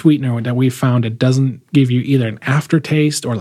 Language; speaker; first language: English; non-native, fluent; German